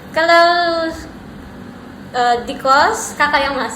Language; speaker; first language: Indonesian; non-native, learner; Filipino